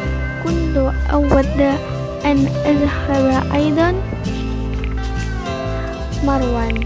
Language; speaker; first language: Arabic; non-native, learner; Indonesian